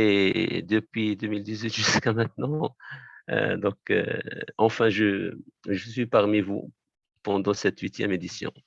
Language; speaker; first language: French; non-native, local second language; Arabic